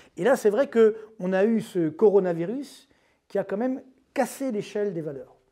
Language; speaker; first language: French; native; French